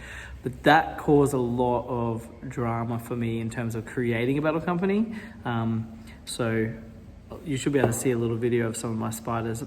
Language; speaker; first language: English; native; English